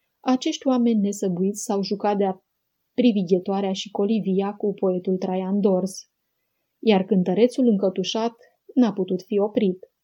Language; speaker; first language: Romanian; native; Romanian